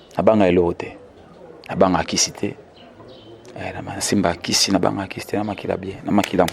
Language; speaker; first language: Lingala; native; Lingala